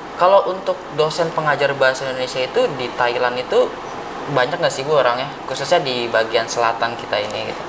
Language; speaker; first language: Indonesian; native; Indonesian